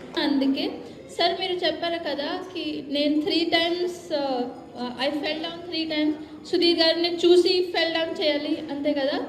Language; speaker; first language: Telugu; non-native, learner; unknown